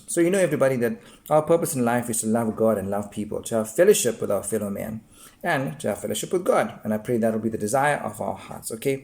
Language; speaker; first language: English; native; English